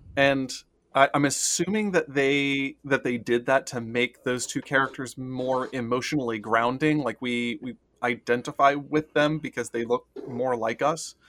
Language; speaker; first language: English; native; English